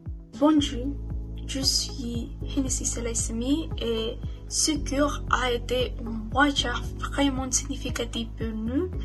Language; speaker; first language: French; non-native, learner; Spanish